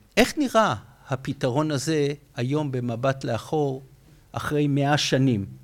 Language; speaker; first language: Hebrew; native; Hebrew